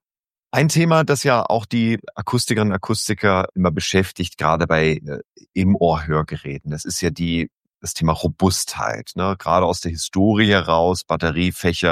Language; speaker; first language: German; native; German